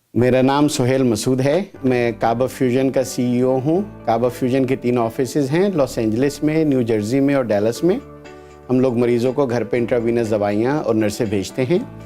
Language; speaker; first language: Urdu; native; Urdu